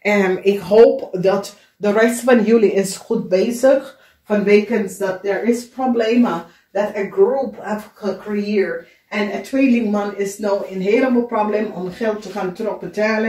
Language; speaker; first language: Dutch; non-native, fluent; English